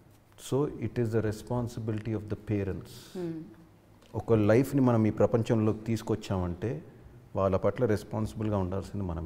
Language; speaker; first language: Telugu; native; Telugu